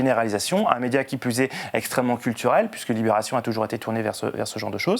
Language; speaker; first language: French; native; French